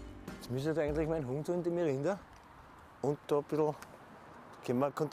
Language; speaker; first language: German; native; German